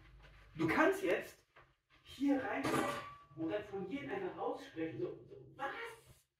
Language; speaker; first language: German; native; German